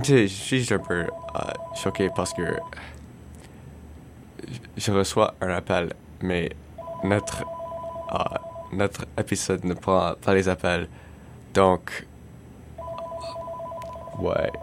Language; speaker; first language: French; non-native, learner; English